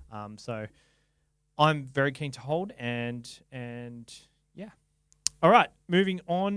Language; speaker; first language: English; native; English